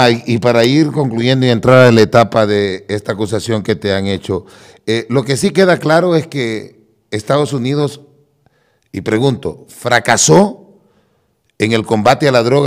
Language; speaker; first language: Spanish; native; Spanish